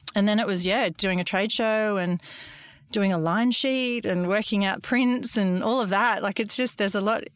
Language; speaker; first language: English; native; English